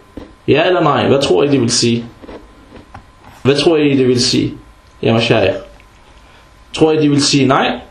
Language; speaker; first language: Danish; early bilingual, other home language; Arabic